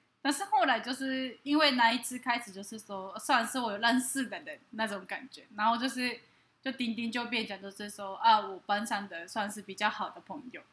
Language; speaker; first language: Chinese; non-native, fluent; Japanese